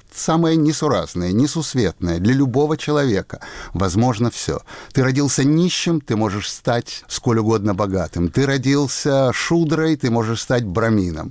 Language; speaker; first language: Russian; native; Russian